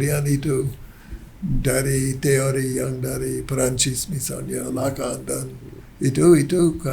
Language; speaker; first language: Indonesian; non-native, learner; English